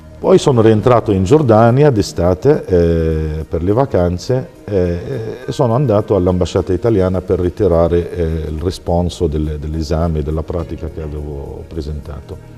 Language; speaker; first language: Italian; non-native, fluent; Arabic